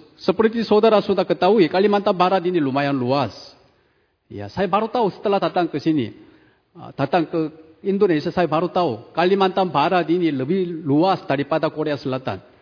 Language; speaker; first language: Indonesian; non-native, fluent; Korean